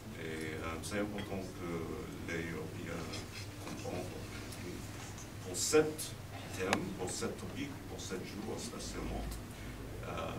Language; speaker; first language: French; non-native, fluent; English